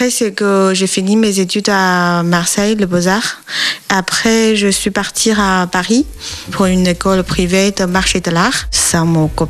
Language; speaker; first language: French; non-native, learner; Chinese